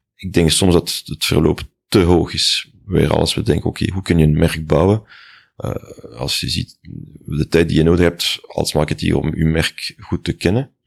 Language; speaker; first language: Dutch; non-native, local second language; French